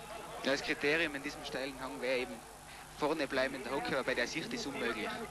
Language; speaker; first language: German; native; German